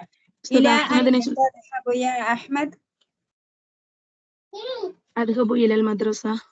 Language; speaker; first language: Arabic; non-native, learner; Tamil